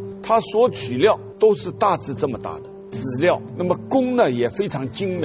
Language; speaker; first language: Chinese; native; Chinese